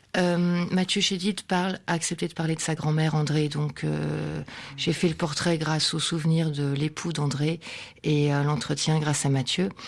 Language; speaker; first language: French; native; French